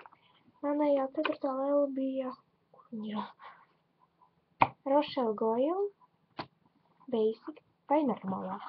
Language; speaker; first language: Latvian; non-native, local second language; Russian